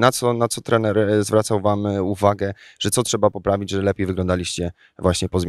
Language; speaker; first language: Polish; native; Polish